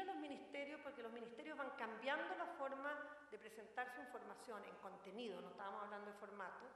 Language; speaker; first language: Spanish; native; Spanish